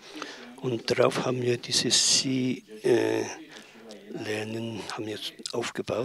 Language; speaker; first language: German; non-native, learner; Tibetan